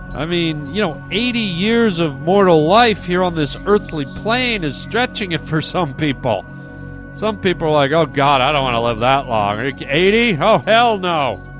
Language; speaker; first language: English; native; English